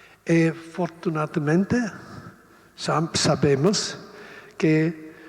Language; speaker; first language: Spanish; non-native, learner; Italian